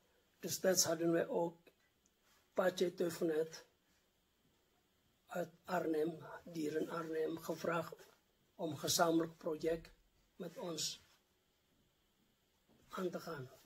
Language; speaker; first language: Dutch; non-native, fluent; Indonesian